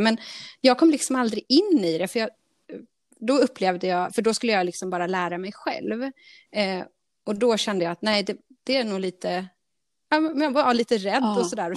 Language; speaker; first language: Swedish; native; Swedish